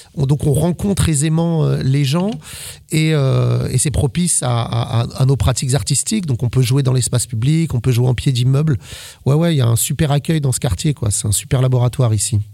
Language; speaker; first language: French; native; French